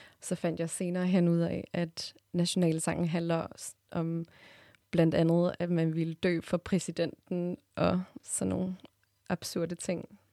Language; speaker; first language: Danish; early bilingual, other home language; Turkmen